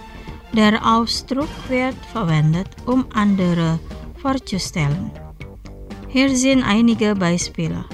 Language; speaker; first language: German; non-native, fluent; Indonesian